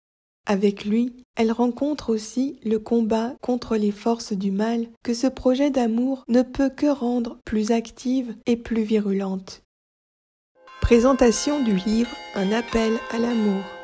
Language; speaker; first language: French; native; French